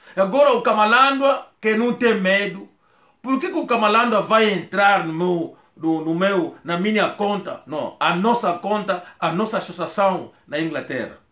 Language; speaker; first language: Portuguese; non-native, local second language; Kongo